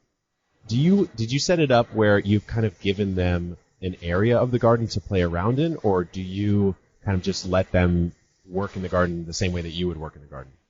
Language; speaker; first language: English; native; English